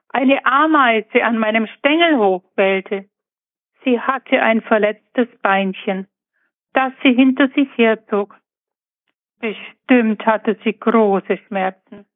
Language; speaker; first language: German; native; German